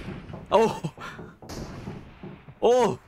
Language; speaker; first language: English; non-native, learner; Korean